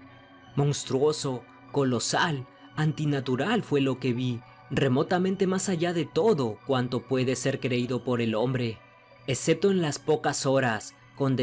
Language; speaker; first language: Spanish; native; Spanish